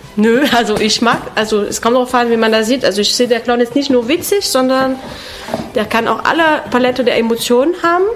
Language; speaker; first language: German; non-native, fluent; French